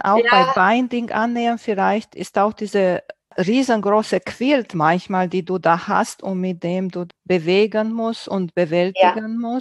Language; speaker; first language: German; non-native, fluent; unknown